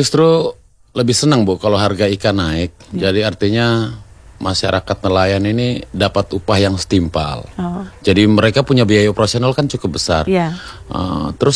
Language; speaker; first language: Indonesian; native; Indonesian